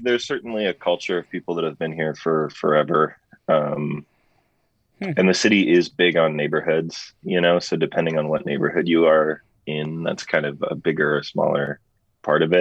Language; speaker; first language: English; native; English